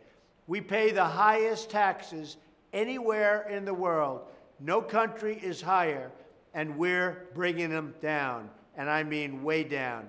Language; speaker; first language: English; native; English